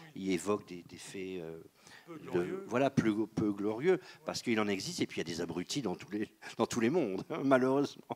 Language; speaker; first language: French; native; French